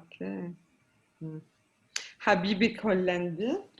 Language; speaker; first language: Arabic; native; Arabic